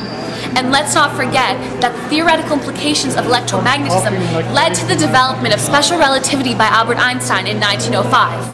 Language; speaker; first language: English; native; English